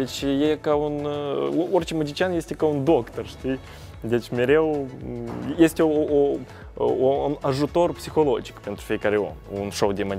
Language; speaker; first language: Romanian; non-native, local second language; Russian